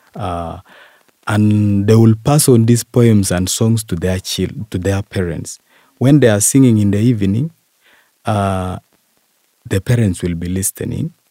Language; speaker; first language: English; non-native, local second language; Kalenjin